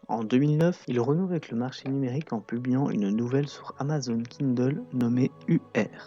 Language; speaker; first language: French; native; French